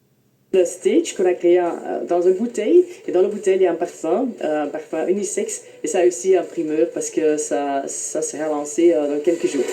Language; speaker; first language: French; non-native, local second language; Dutch